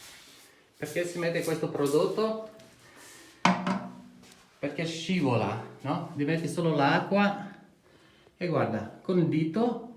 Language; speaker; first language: Italian; non-native, fluent; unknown